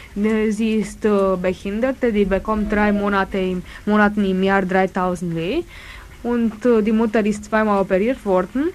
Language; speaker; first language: German; non-native, fluent; Romanian